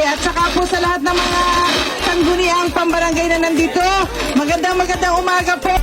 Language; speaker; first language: Filipino; native; Filipino